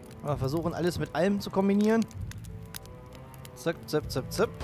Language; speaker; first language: German; native; German